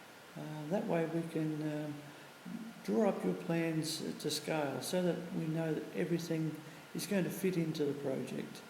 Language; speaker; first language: English; native; English